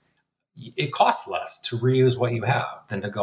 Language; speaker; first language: English; native; English